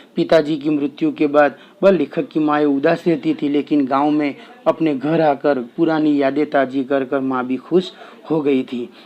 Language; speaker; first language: Hindi; non-native, local second language; Gujarati